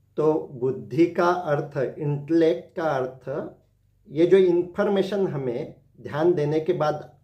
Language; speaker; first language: Hindi; non-native, local second language; Marathi